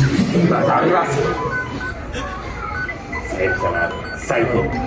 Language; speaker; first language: Japanese; non-native, learner; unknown